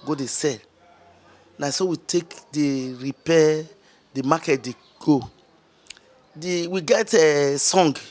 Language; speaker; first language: Nigerian Pidgin; non-native, local second language; Bini